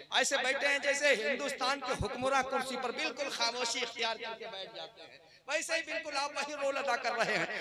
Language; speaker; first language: Hindi; native; Hindi